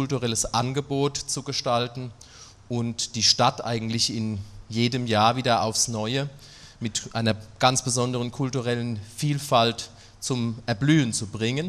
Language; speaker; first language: German; native; German